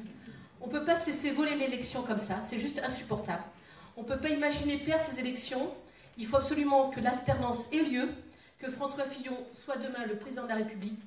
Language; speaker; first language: French; native; French